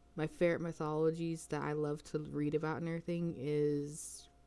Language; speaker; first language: English; native; English